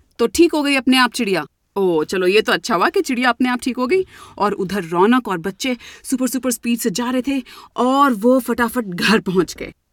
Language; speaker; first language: Hindi; native; Hindi